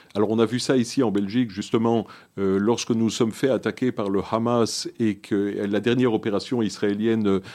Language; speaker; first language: French; early bilingual, other home language; Hebrew